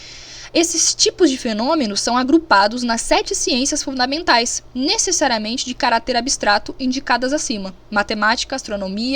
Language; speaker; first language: Portuguese; native; Portuguese